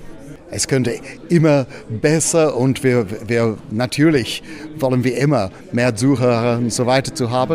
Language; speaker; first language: German; non-native, fluent; English